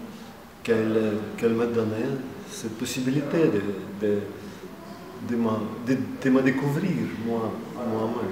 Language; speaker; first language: French; non-native, fluent; Russian